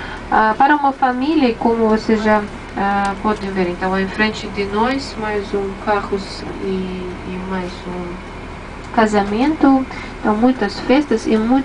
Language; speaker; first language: Portuguese; non-native, fluent; Russian